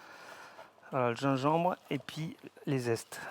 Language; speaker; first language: French; native; French